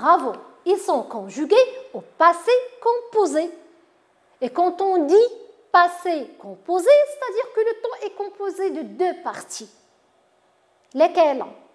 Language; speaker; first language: French; non-native, local second language; Arabic